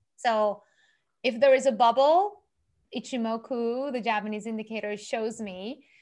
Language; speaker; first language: English; non-native, fluent; Persian